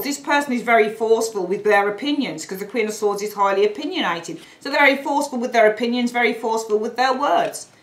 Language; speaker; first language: English; native; English